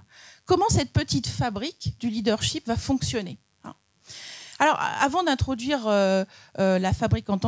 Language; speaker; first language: French; native; French